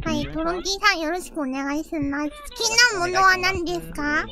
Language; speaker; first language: Japanese; non-native, fluent; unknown